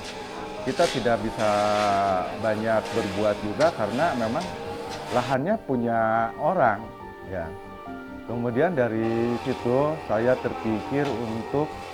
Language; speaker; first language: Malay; non-native, local second language; Sundanese